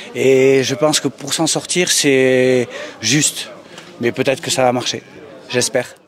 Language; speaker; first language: French; native; French